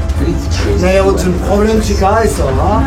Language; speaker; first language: Armenian; non-native, learner; French